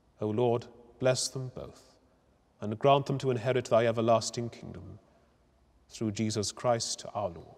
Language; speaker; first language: English; native; English